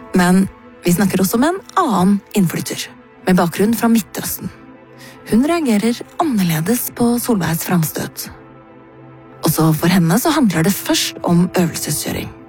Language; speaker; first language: Norwegian; native; Norwegian